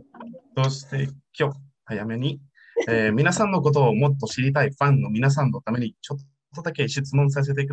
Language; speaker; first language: Japanese; non-native, learner; Spanish